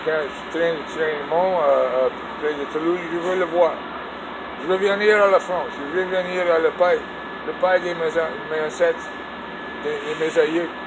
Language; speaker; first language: French; non-native, learner; English